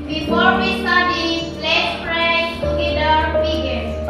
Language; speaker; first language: English; non-native, learner; Indonesian